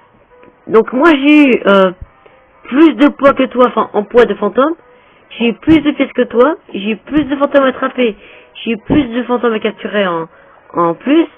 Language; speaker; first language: French; native; French